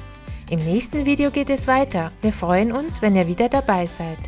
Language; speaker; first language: German; native; German